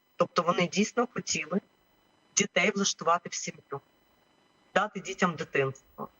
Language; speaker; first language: Ukrainian; native; Ukrainian